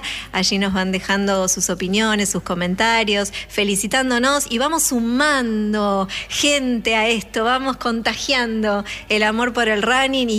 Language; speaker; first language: Spanish; native; Spanish